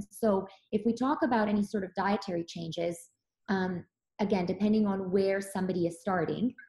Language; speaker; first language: English; early bilingual, other home language; Serbian